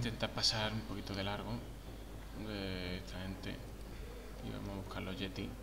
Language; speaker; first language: Spanish; native; Spanish